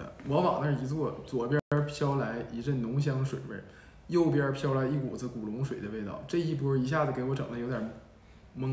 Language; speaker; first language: Chinese; native; Chinese